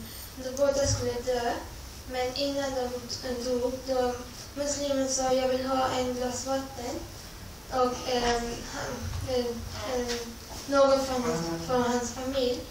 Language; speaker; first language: Swedish; early bilingual, other home language; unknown